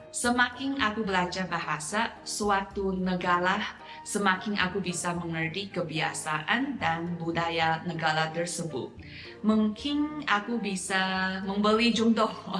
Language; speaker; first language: Indonesian; non-native, fluent; Chinese